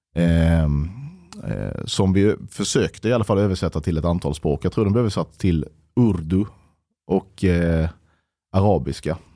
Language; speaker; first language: Swedish; native; Swedish